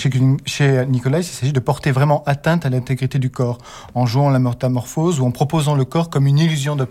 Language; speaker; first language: French; native; French